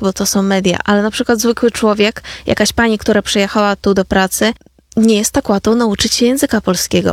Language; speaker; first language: Polish; non-native, fluent; Ukrainian